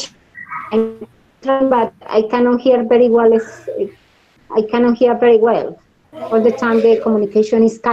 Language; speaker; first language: English; non-native, learner; Spanish